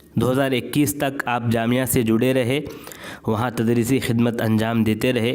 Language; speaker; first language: Urdu; native; Urdu